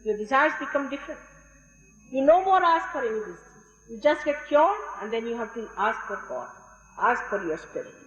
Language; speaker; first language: English; non-native, local second language; Marathi